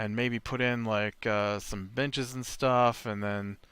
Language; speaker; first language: English; native; English